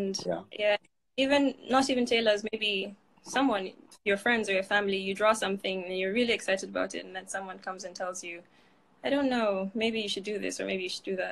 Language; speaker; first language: English; non-native, local second language; Fula